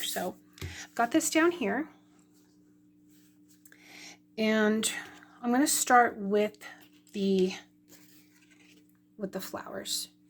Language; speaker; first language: English; native; English